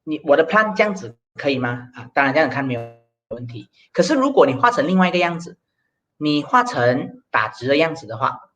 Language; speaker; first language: Chinese; native; Chinese